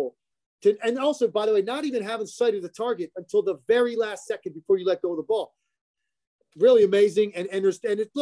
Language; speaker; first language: English; native; English